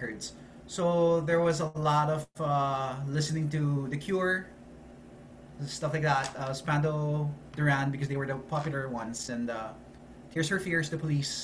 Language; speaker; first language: English; non-native, local second language; Filipino